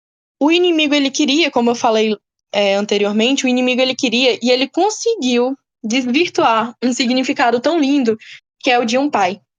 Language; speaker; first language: Portuguese; native; Portuguese